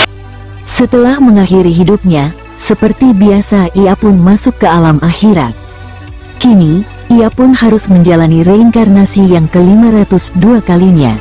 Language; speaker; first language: Indonesian; native; Indonesian